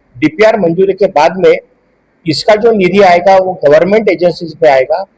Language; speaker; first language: Hindi; non-native, local second language; Marathi